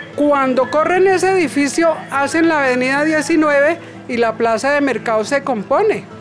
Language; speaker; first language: Spanish; native; Spanish